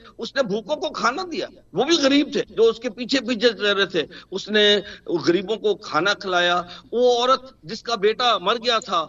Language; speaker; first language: Urdu; non-native, local second language; Punjabi